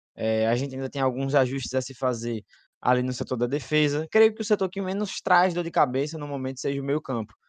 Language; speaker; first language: Portuguese; native; Portuguese